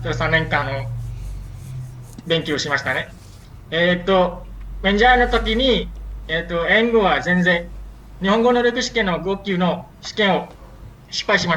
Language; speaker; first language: Japanese; non-native, learner; Malay